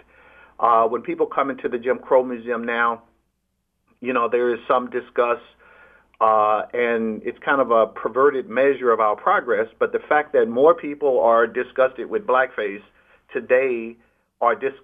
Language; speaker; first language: English; native; English